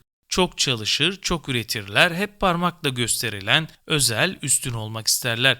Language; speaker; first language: Turkish; native; Turkish